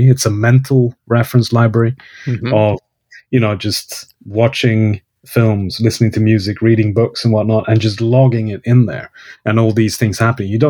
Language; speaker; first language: English; non-native, fluent; Swedish